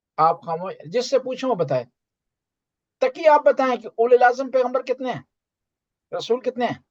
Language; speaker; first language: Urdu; non-native, local second language; Punjabi